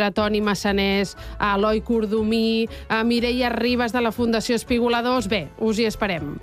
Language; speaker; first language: Catalan; native; Catalan